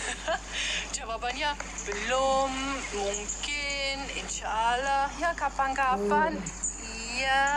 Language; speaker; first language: Indonesian; non-native, fluent; German